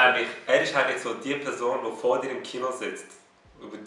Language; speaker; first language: German; native; German